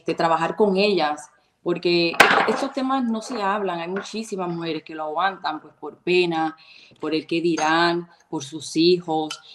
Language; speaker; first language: Spanish; native; Spanish